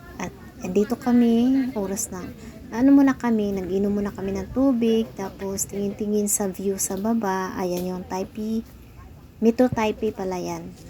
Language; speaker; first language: Filipino; non-native, local second language; Cebuano